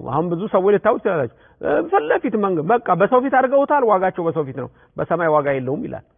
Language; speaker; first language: Amharic; native; Amharic